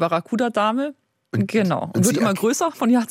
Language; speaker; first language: German; native; German